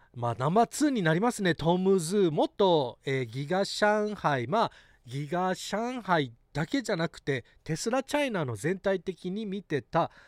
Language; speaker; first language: Japanese; early bilingual, heritage; Japanese